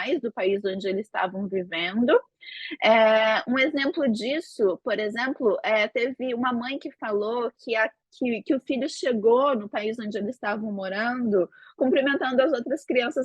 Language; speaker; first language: Portuguese; native; Portuguese